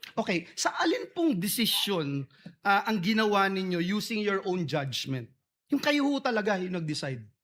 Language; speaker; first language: Filipino; native; Filipino